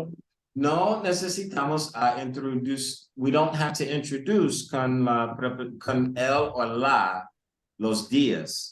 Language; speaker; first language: Spanish; early bilingual, heritage; Spanish